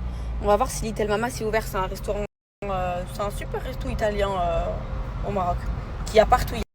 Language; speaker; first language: French; native; French